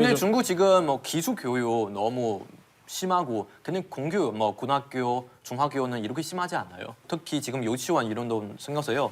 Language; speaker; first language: Korean; non-native, fluent; Chinese